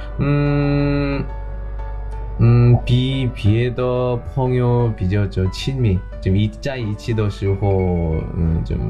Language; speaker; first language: Chinese; non-native, learner; Korean